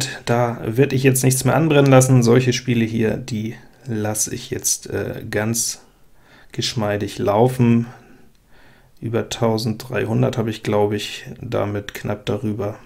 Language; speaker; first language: German; native; German